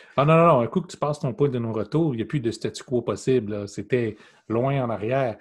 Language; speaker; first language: French; native; French